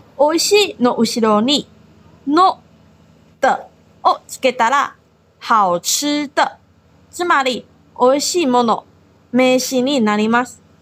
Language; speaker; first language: Japanese; non-native, fluent; Chinese